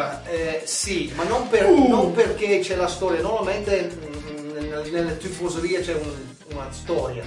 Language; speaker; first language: Italian; non-native, fluent; English